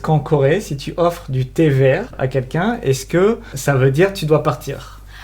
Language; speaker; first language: French; native; French